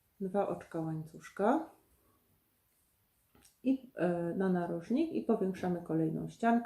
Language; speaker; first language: Polish; native; Polish